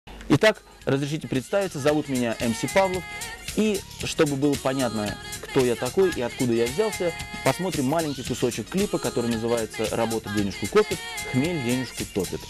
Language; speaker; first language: Russian; native; Russian